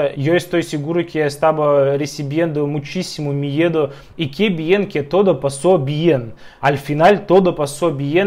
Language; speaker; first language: Spanish; non-native, fluent; Russian